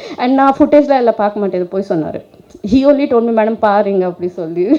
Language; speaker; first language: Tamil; non-native, learner; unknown